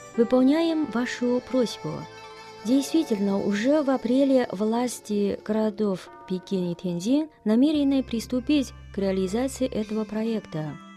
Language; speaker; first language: Russian; non-native, fluent; Chinese